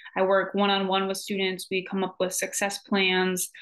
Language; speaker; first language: English; native; English